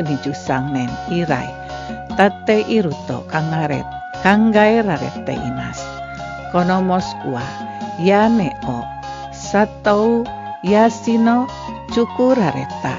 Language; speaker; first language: Japanese; non-native, learner; Indonesian